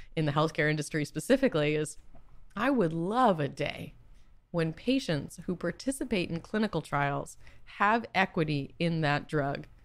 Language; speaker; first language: English; native; English